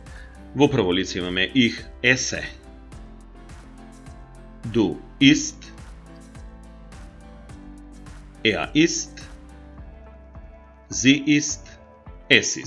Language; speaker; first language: German; non-native, fluent; Macedonian